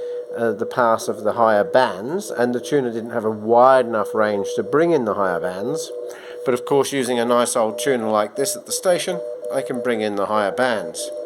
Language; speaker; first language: English; native; English